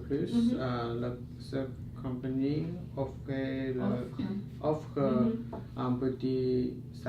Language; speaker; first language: French; non-native, learner; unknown